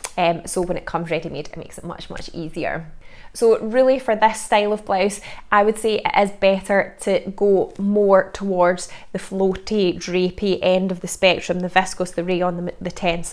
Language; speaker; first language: English; native; English